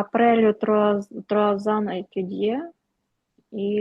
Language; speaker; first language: French; non-native, learner; Ukrainian